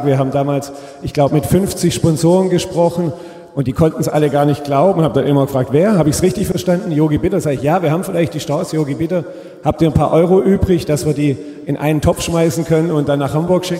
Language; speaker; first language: German; native; German